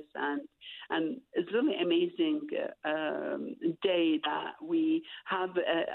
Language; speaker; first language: English; non-native, fluent; Arabic